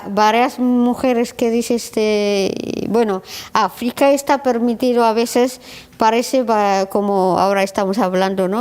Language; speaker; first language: Spanish; non-native, learner; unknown